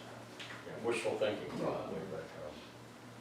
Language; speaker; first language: English; native; English